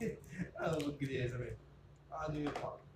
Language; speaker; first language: Arabic; native; Arabic